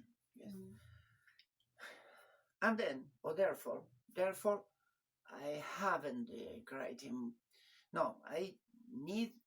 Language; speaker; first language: English; non-native, learner; Spanish